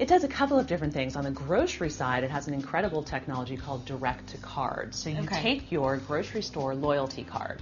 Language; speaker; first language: English; native; English